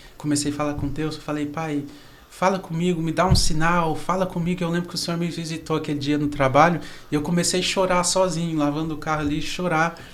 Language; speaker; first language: Portuguese; native; Portuguese